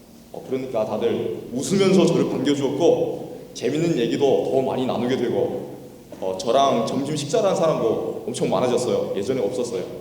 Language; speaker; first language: Korean; non-native, fluent; Chinese